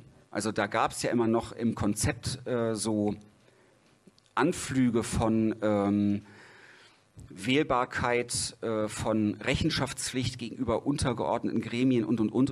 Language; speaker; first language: German; native; German